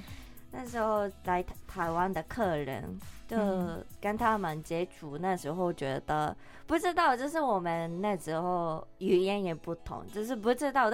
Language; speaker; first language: Chinese; non-native, fluent; Japanese